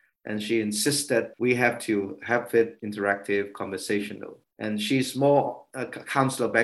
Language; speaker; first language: English; non-native, local second language; Cantonese